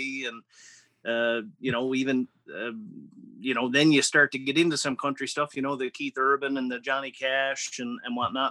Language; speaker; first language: English; native; English